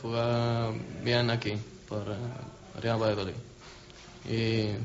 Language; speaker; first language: Spanish; non-native, learner; Swedish